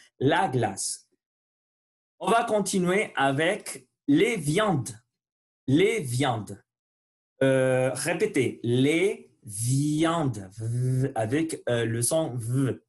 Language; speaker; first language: French; non-native, learner; Spanish